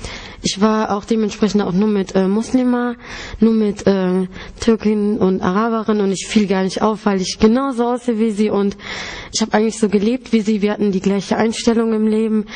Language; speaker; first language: German; early bilingual, other home language; Greek